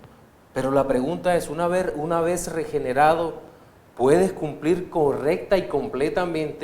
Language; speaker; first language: Spanish; native; Spanish